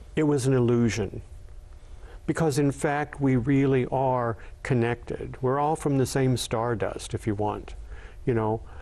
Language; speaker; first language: English; native; English